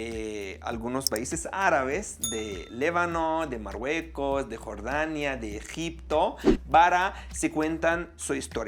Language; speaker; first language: Spanish; non-native, fluent; Arabic